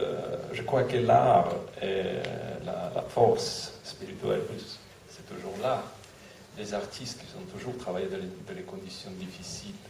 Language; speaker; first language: French; non-native, fluent; Russian